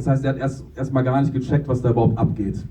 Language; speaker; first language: German; native; German